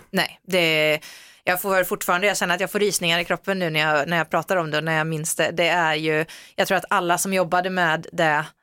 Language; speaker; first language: Swedish; native; Swedish